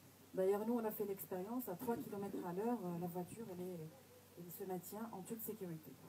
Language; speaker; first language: French; non-native, local second language; Arabic